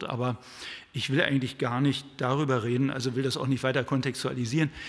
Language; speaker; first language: German; native; German